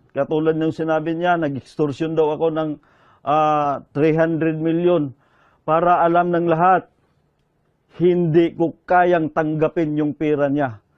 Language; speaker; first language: Filipino; native; Filipino